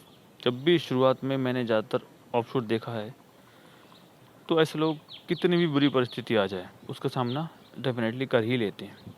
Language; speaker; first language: Hindi; native; Hindi